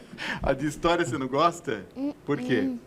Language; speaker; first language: Portuguese; native; Portuguese